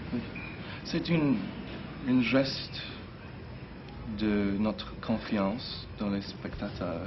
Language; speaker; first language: French; non-native, learner; English